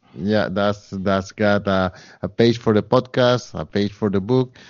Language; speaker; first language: English; non-native, fluent; Spanish